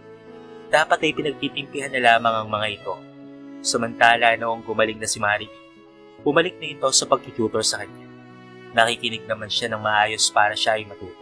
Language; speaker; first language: Filipino; native; Filipino